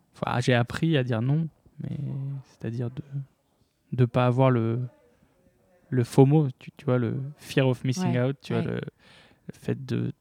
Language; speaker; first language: French; native; French